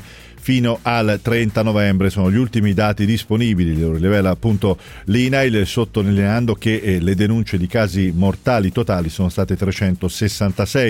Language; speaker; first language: Italian; native; Italian